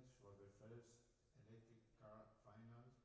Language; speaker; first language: English; non-native, fluent; Portuguese